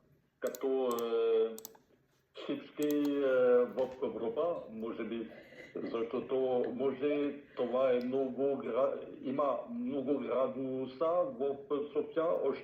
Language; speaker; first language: Bulgarian; non-native, learner; French